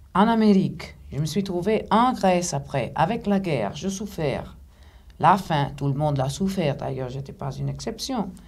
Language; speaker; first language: French; non-native, fluent; Greek